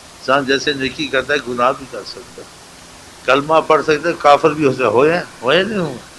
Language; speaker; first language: Urdu; non-native, local second language; Saraiki